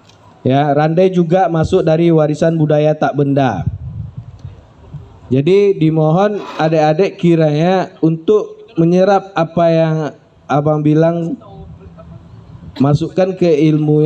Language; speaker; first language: Indonesian; native; Indonesian